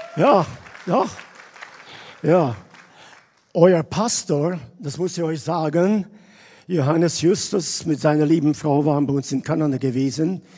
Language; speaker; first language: German; non-native, fluent; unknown